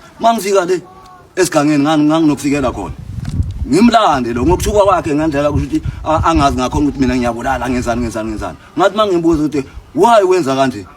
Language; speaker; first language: Zulu; native; Zulu